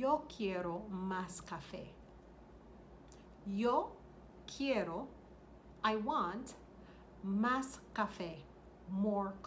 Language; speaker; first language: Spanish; non-native, learner; English